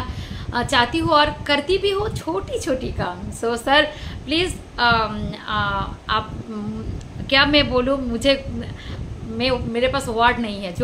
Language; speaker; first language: Hindi; non-native, local second language; Bangla